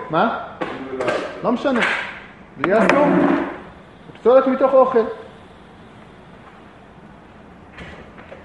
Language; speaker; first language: Hebrew; native; Hebrew